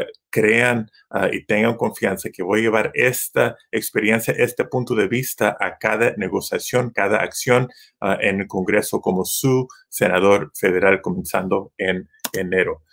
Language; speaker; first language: Spanish; early bilingual, heritage; Spanish